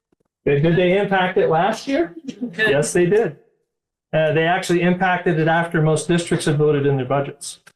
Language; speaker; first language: English; native; English